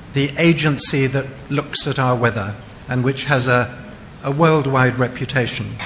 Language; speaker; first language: English; native; English